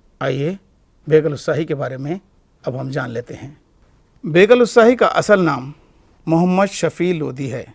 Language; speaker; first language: Urdu; native; Urdu